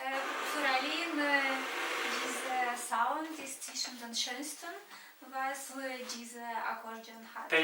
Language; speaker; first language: German; non-native, fluent; Romanian